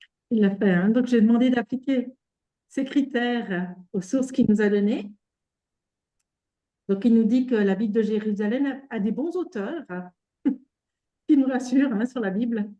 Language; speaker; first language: French; native; French